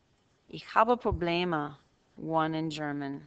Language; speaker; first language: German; non-native, fluent; English